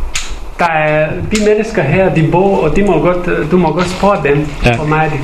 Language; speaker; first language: Danish; non-native, fluent; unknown